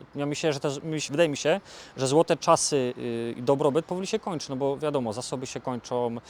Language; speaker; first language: Polish; native; Polish